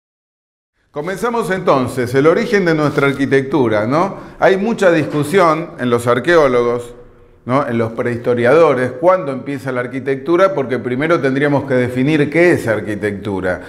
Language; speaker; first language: Spanish; native; Spanish